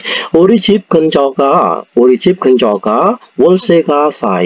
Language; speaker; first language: Korean; non-native, fluent; Indonesian